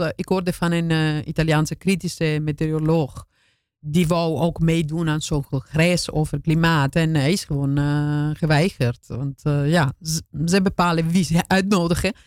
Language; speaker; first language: Dutch; non-native, fluent; Italian